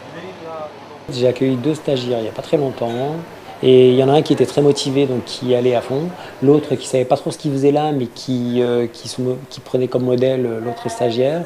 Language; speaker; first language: French; native; French